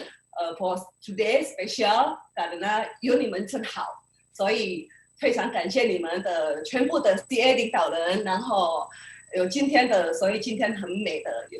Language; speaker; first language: Chinese; early bilingual, heritage; Indonesian